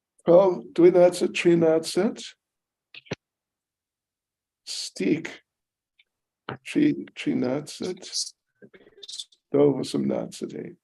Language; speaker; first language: Russian; non-native, learner; English